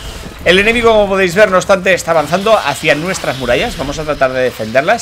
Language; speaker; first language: Spanish; native; Spanish